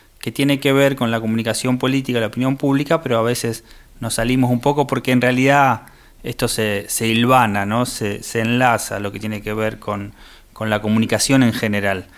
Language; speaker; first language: Spanish; native; Spanish